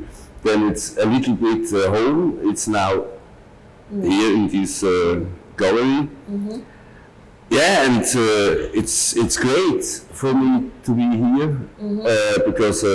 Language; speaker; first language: English; non-native, learner; German